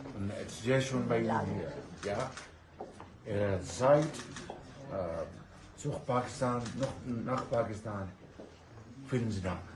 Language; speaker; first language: German; non-native, learner; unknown